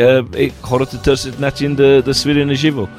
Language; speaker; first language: Bulgarian; non-native, learner; English